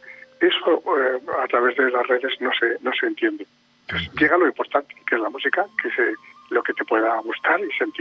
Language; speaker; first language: Spanish; native; Spanish